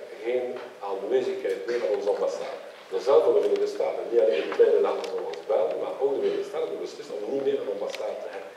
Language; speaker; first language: Dutch; non-native, local second language; French